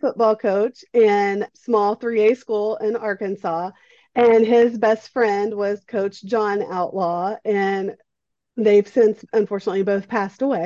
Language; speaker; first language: English; native; English